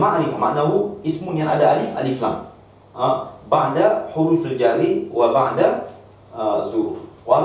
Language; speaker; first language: Arabic; non-native, fluent; Malay